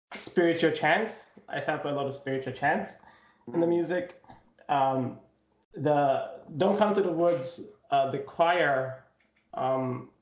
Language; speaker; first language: English; non-native, local second language; Nyanja